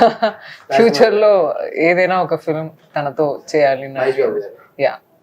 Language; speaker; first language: Telugu; non-native, local second language; Tamil